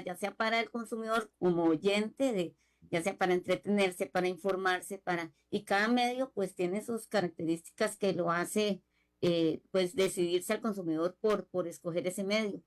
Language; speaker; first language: Spanish; native; Spanish